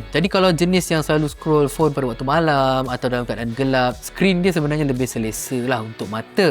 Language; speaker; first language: Malay; native; Malay